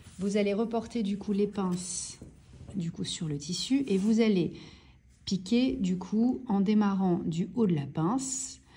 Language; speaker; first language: French; native; French